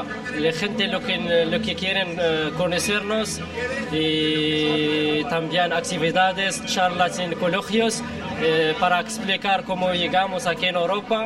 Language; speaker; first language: Spanish; non-native, learner; Arabic